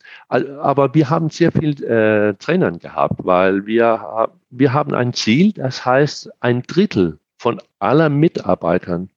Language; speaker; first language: German; non-native, fluent; Danish